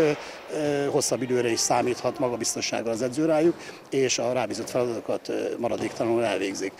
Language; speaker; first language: Hungarian; native; Hungarian